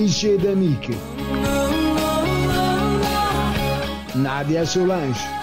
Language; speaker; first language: Italian; native; Italian